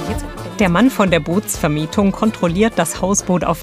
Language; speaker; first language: German; native; German